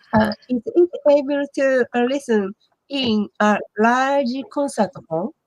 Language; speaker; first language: English; non-native, learner; Japanese